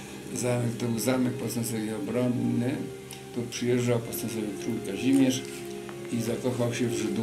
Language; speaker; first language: Polish; native; Polish